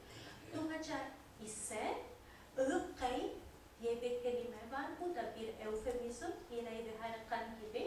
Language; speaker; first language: Turkish; non-native, fluent; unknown